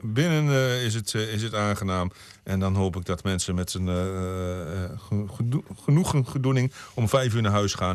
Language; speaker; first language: Dutch; native; Dutch